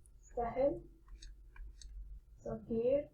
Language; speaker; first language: Arabic; non-native, learner; English